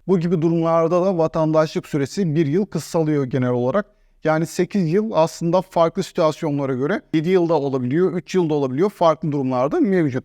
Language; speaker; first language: Turkish; native; Turkish